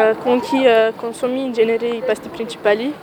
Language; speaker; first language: Italian; non-native, learner; French